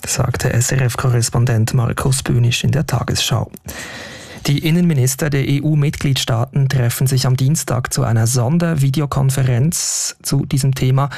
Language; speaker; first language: German; native; German